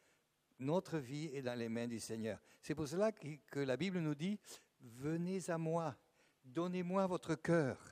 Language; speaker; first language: French; native; French